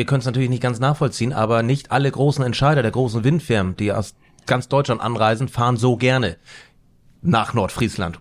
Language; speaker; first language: German; native; German